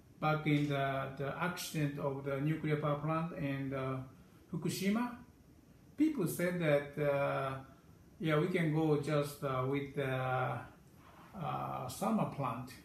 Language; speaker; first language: English; non-native, learner; Japanese